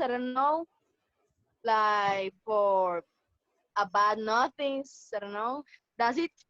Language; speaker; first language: English; non-native, learner; Spanish